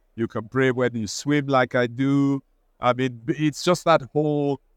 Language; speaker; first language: English; non-native, local second language; Igbo